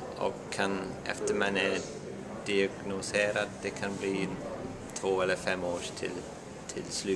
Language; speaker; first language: Swedish; non-native, learner; English